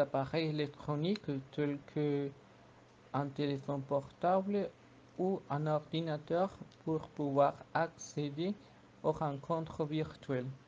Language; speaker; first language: French; non-native, fluent; Spanish